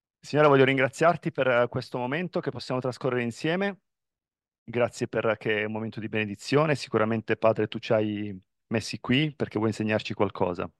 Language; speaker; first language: Italian; native; Italian